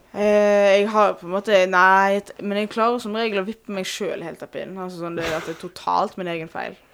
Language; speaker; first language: Norwegian; native; Norwegian